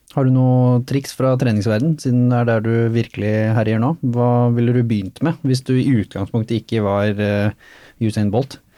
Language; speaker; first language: Norwegian; native; Norwegian